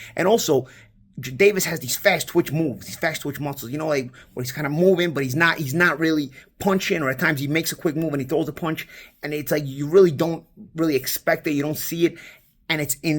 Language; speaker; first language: English; native; English